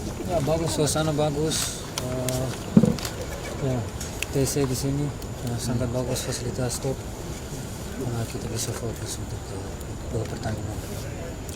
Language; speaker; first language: Indonesian; non-native, fluent; Dutch